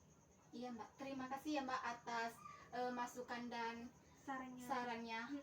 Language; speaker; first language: Indonesian; native; Indonesian